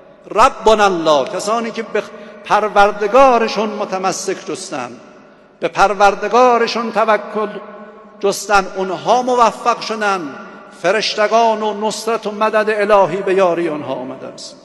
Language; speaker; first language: Persian; native; Persian